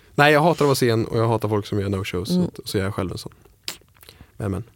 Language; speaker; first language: Swedish; native; Swedish